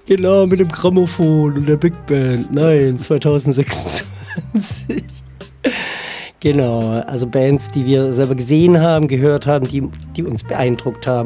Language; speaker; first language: German; native; German